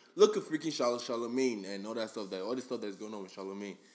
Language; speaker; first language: English; non-native, local second language; Yoruba